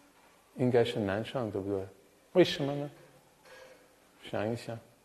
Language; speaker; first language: Chinese; non-native, fluent; English